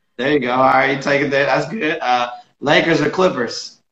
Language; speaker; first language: English; native; English